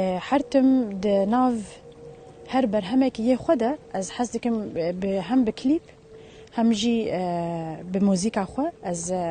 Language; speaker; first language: Kurdish; early bilingual, heritage; Kurdish